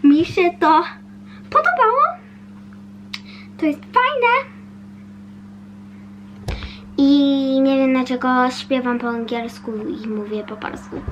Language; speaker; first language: Polish; early bilingual, heritage; Polish